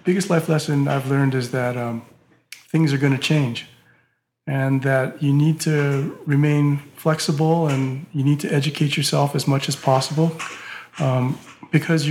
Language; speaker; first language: English; native; English